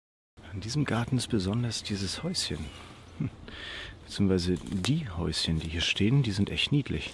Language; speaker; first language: German; native; German